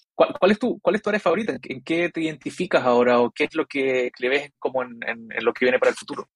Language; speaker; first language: Spanish; native; Spanish